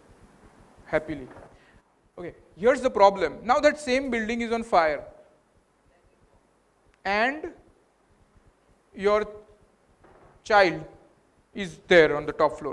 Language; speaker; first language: English; non-native, local second language; Gujarati